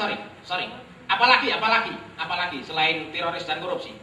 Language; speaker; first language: Indonesian; non-native, local second language; Javanese